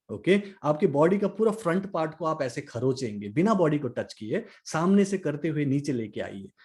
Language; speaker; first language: Hindi; non-native, local second language; Nepali